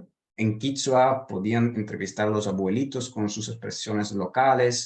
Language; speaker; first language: Spanish; non-native, fluent; Italian